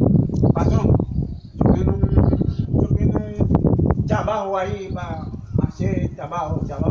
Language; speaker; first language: Spanish; non-native, learner; Haitian Creole